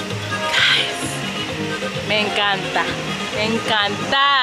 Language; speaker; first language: Spanish; non-native, learner; English